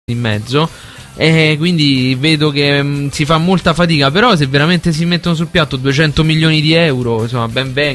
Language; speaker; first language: Italian; native; Italian